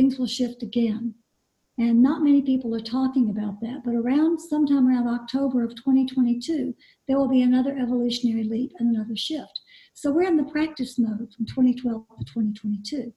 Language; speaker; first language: English; native; English